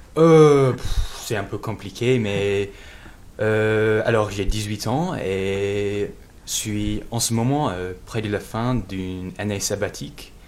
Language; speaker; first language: French; non-native, fluent; English